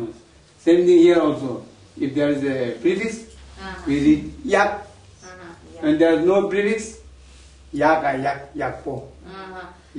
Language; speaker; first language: English; non-native, learner; Tibetan